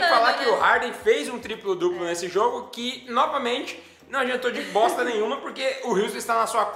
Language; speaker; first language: Portuguese; native; Portuguese